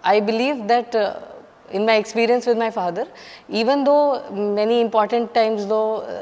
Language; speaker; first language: English; non-native, local second language; Hindi